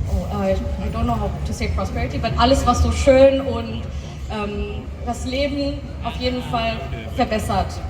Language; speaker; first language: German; non-native, fluent; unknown